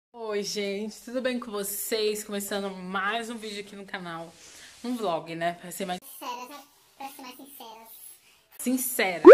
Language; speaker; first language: Portuguese; native; Portuguese